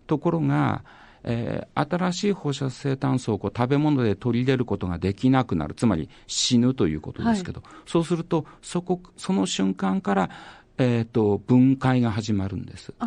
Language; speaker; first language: Japanese; native; Japanese